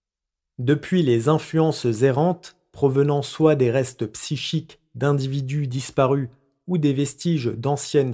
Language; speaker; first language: French; native; French